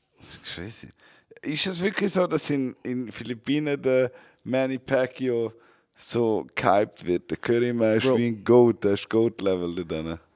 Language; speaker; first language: German; native; German